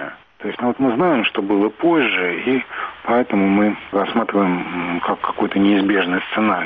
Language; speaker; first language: Russian; native; Russian